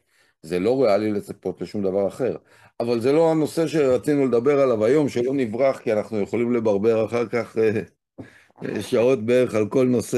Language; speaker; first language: Hebrew; native; Hebrew